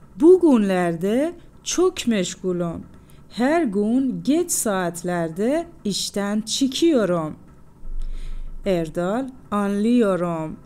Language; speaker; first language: Turkish; non-native, fluent; Persian